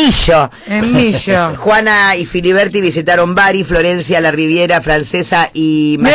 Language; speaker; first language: Spanish; native; Spanish